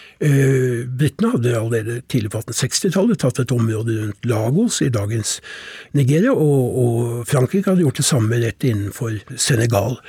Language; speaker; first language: Norwegian; native; Norwegian